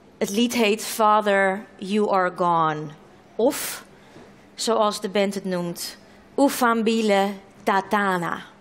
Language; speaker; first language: Dutch; early bilingual, other home language; Russian